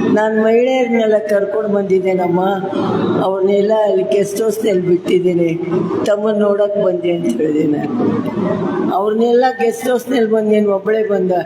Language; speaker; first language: Kannada; native; Kannada